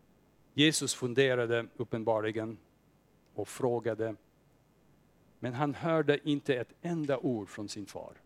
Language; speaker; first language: Swedish; non-native, fluent; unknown